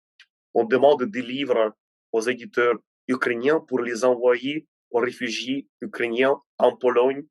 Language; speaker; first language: French; non-native, fluent; Ukrainian